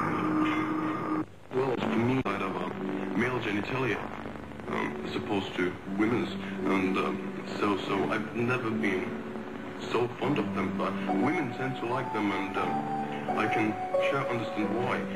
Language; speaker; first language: English; non-native, fluent; Finnish